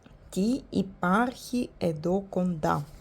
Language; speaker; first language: Greek; non-native, learner; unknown